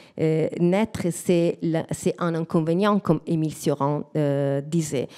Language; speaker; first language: French; non-native, fluent; Italian